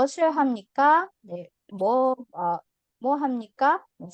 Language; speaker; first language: Korean; non-native, fluent; Indonesian